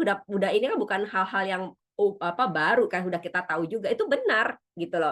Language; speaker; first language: Indonesian; native; Indonesian